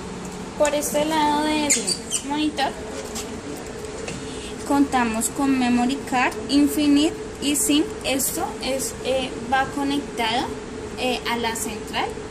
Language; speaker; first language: Spanish; native; Spanish